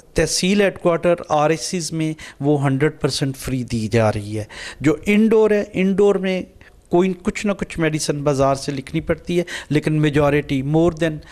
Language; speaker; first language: Urdu; non-native, local second language; Punjabi